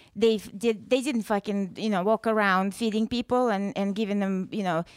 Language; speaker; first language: English; non-native, fluent; Russian